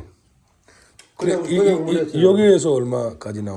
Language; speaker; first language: Korean; non-native, learner; Hindi